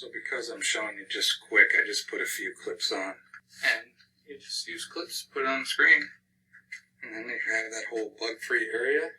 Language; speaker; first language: English; native; English